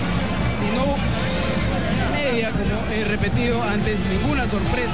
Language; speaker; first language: Spanish; native; Spanish